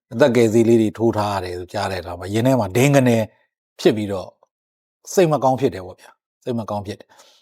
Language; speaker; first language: Burmese; native; Burmese